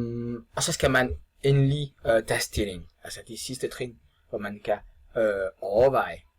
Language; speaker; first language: Danish; non-native, fluent; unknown